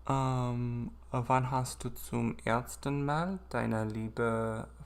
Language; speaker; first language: German; non-native, learner; English